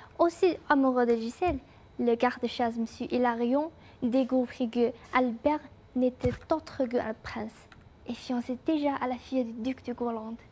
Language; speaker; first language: French; non-native, fluent; Chinese